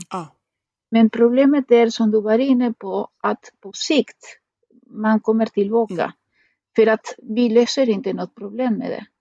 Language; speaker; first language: Swedish; non-native, fluent; Spanish